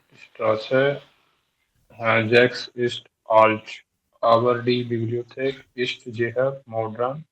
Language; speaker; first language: German; non-native, learner; Hindi